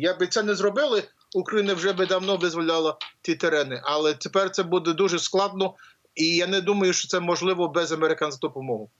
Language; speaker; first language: Ukrainian; early bilingual, heritage; English